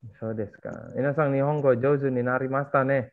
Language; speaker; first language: Japanese; non-native, fluent; Indonesian